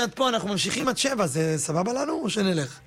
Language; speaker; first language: Hebrew; native; Hebrew